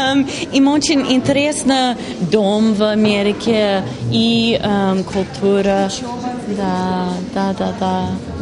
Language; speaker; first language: Russian; non-native, learner; English